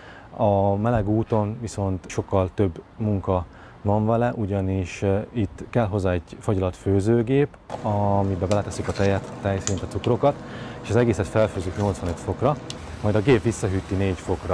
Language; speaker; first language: Hungarian; native; Hungarian